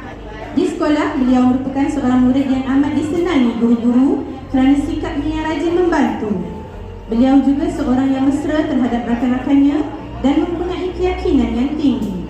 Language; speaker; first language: Malay; native; Malay